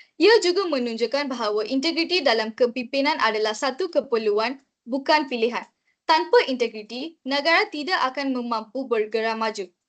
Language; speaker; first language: Malay; non-native, local second language; Tamil